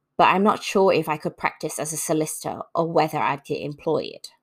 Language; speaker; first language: English; native; English